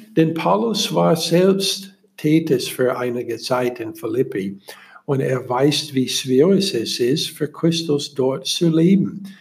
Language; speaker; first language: German; non-native, learner; English